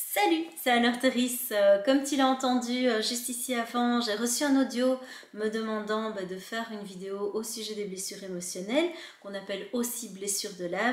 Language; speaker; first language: French; native; French